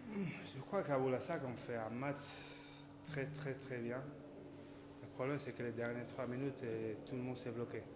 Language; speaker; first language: French; non-native, learner; Spanish